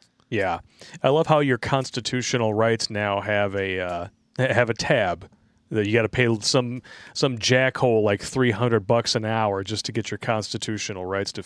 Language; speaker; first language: English; native; English